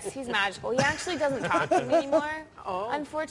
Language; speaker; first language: English; native; English